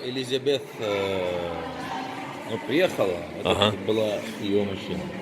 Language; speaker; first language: Russian; non-native, learner; Arabic